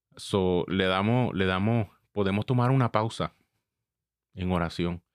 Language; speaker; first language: Spanish; early bilingual, heritage; Spanish